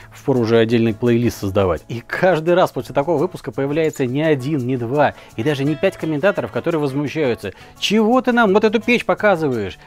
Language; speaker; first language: Russian; native; Russian